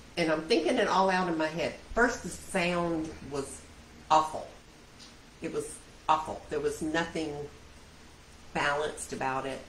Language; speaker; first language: English; native; English